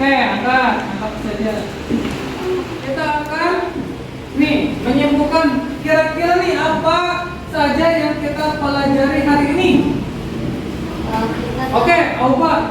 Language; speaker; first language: Indonesian; non-native, local second language; Sundanese